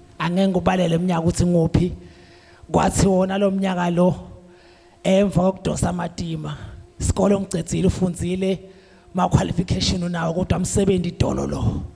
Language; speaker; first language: Zulu; non-native, local second language; Swati